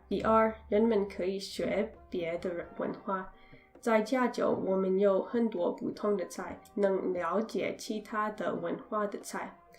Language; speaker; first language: Chinese; non-native, learner; English